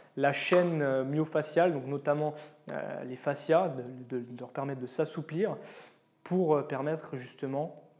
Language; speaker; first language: French; native; French